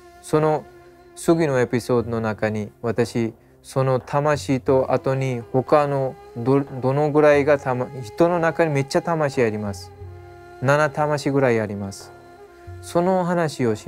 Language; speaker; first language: Japanese; non-native, learner; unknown